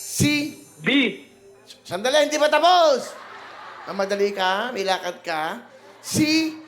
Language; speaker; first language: Filipino; native; Filipino